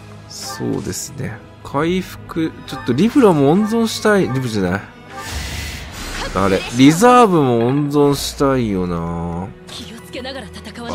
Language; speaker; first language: Japanese; native; Japanese